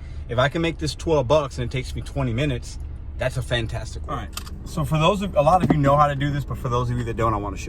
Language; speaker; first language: English; native; English